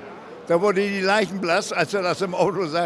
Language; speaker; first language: German; native; German